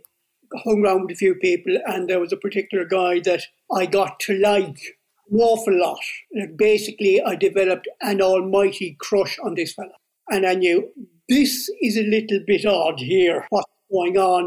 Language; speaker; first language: English; native; English